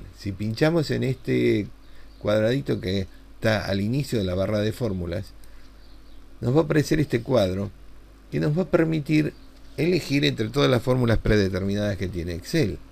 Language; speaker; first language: Spanish; native; Spanish